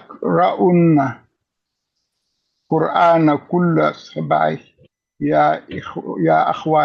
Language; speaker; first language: Arabic; non-native, learner; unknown